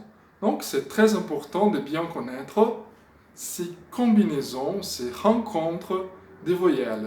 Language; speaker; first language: French; non-native, fluent; Portuguese